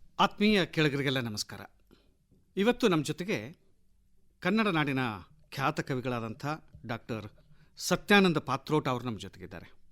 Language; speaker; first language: Kannada; native; Kannada